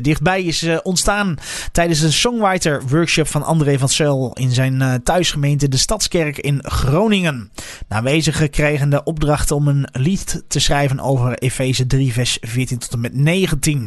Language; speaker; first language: Dutch; native; Dutch